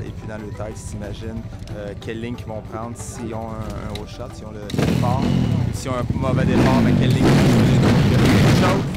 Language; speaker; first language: French; native; French